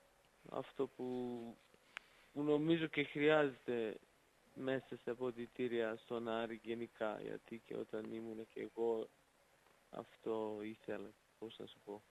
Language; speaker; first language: Greek; non-native, fluent; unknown